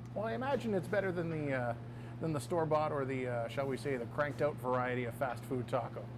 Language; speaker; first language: English; native; English